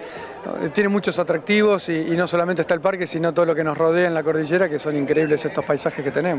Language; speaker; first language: Spanish; native; Spanish